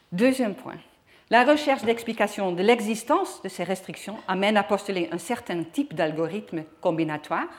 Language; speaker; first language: French; non-native, fluent; Dutch